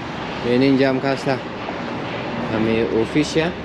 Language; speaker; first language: Persian; native; Persian